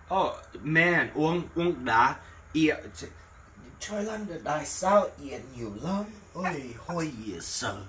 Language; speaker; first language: Vietnamese; non-native, learner; English